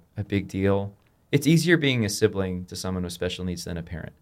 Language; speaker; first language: English; native; English